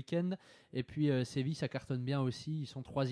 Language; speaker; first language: French; native; French